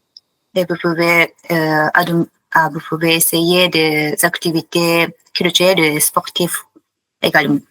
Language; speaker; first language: French; non-native, fluent; Japanese